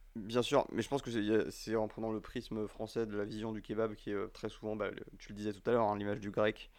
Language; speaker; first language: French; native; French